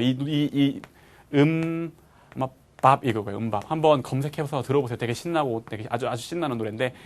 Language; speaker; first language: Korean; native; Korean